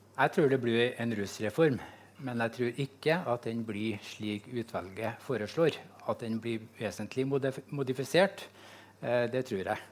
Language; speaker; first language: Norwegian; native; Norwegian